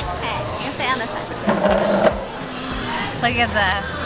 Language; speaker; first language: English; native; English